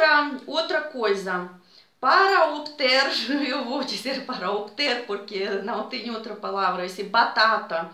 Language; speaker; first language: Portuguese; non-native, fluent; Russian